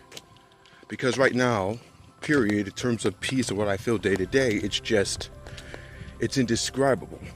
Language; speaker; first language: English; native; English